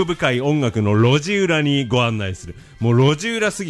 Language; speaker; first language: Japanese; native; Japanese